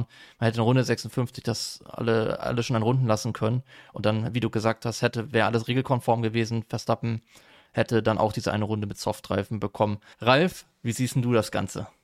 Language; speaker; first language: German; native; German